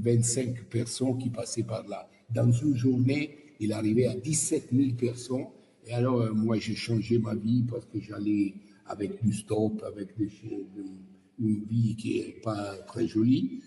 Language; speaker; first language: French; non-native, learner; Italian